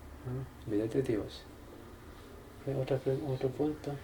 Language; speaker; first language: Spanish; non-native, learner; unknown